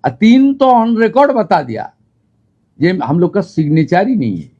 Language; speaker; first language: Hindi; non-native, local second language; Bangla